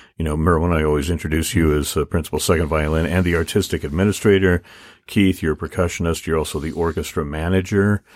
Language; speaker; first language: English; native; English